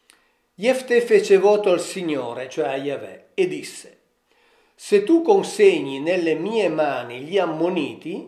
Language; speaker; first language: Italian; native; Italian